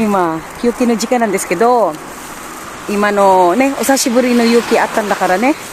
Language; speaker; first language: Japanese; non-native, learner; Filipino